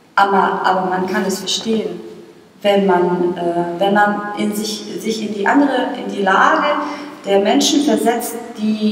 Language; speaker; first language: German; non-native, fluent; Bosnian